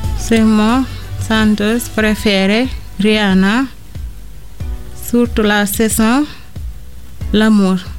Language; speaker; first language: French; non-native, learner; Portuguese